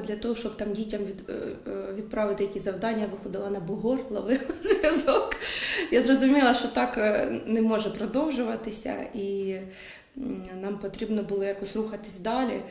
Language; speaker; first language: Ukrainian; native; Ukrainian